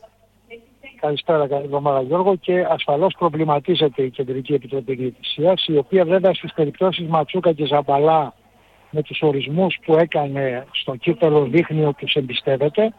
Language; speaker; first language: Greek; native; Greek